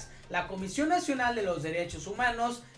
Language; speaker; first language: Spanish; native; Spanish